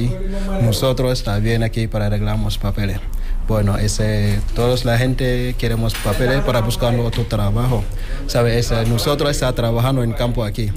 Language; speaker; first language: Spanish; non-native, learner; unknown